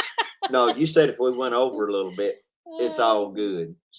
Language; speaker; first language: English; native; English